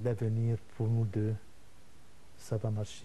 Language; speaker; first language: French; non-native, fluent; Arabic